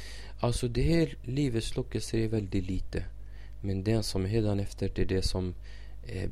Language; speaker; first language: Swedish; non-native, fluent; Arabic